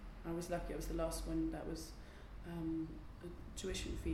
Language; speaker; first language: English; non-native, fluent; Dutch